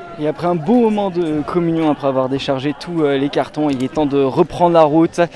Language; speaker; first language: French; native; French